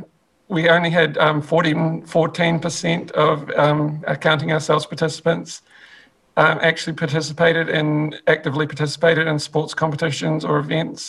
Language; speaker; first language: English; native; English